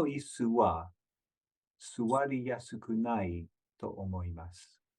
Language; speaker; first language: Japanese; non-native, learner; English